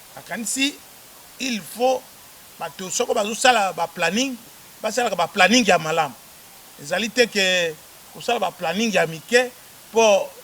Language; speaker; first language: Lingala; native; Lingala